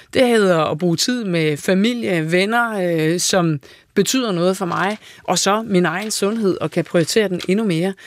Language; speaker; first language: Danish; native; Danish